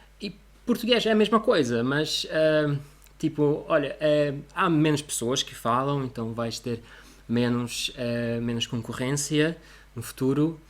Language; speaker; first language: Portuguese; non-native, fluent; Russian